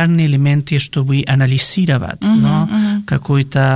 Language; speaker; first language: Russian; non-native, fluent; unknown